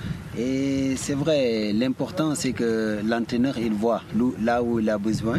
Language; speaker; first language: French; early bilingual, heritage; Italian